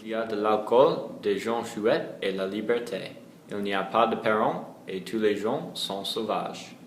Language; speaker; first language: French; non-native, learner; English